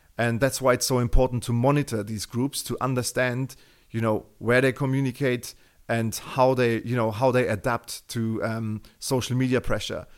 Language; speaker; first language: English; non-native, fluent; German